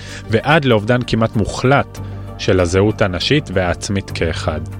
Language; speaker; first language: Hebrew; native; Hebrew